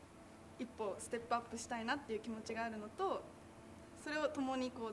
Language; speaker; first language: Japanese; native; Japanese